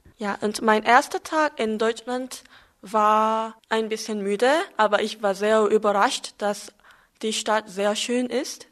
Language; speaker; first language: German; non-native, learner; Korean